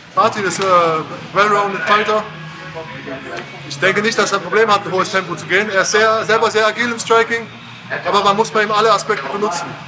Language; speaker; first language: German; native; German